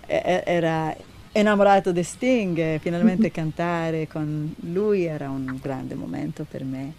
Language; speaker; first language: Italian; non-native, learner; Hebrew